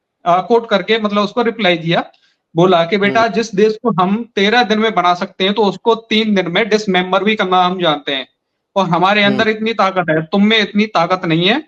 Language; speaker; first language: Hindi; native; Hindi